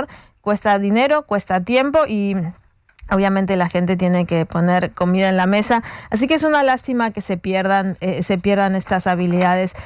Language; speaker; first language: Spanish; native; Spanish